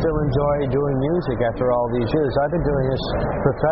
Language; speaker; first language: English; native; English